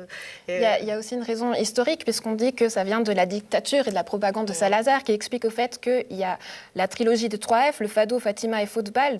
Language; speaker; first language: French; native; French